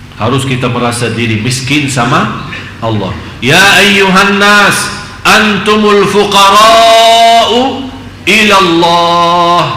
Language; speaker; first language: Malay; non-native, fluent; Arabic